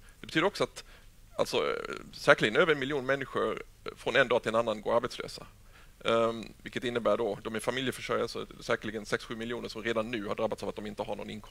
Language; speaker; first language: Swedish; native; Swedish